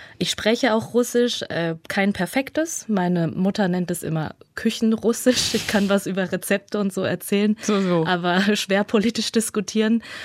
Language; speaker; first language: German; early bilingual, other home language; Russian